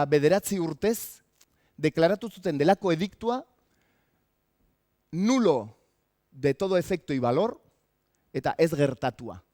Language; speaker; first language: Basque; native; Basque